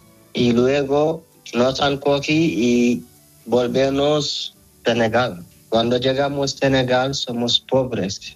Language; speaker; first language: Spanish; non-native, learner; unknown